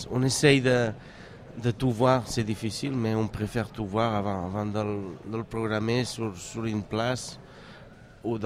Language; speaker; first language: French; non-native, fluent; Catalan